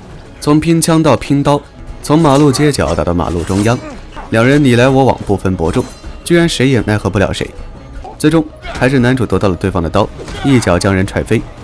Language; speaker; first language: Chinese; native; Chinese